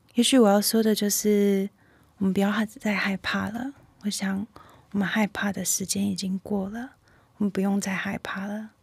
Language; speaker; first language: Chinese; early bilingual, heritage; Chinese